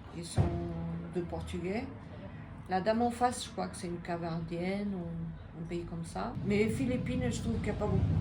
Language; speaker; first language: French; non-native, fluent; Portuguese